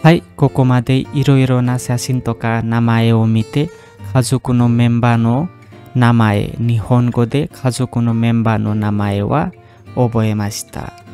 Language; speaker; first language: Japanese; non-native, fluent; Indonesian